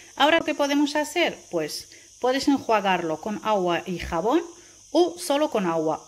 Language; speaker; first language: Spanish; non-native, fluent; Arabic